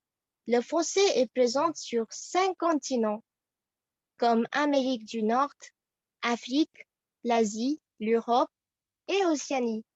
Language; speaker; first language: French; non-native, fluent; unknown